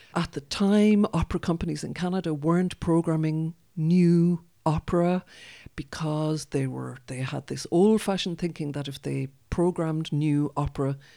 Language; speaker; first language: English; non-native, local second language; Irish